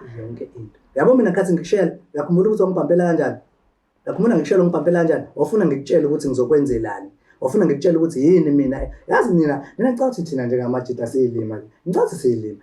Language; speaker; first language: Zulu; native; Zulu